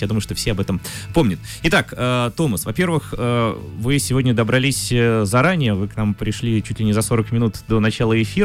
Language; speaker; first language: Russian; native; Russian